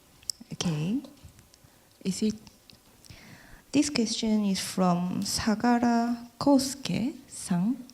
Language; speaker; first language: English; non-native, learner; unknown